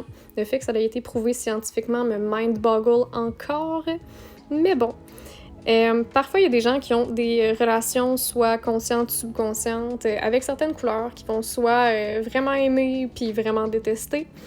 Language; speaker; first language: French; native; French